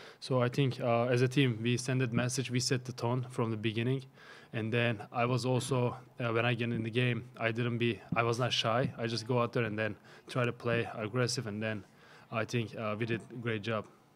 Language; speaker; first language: English; non-native, fluent; Turkish